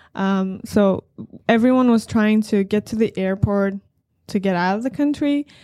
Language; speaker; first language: English; non-native, fluent; Persian